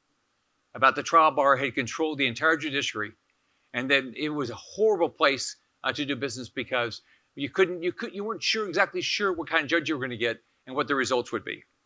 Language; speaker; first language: English; native; English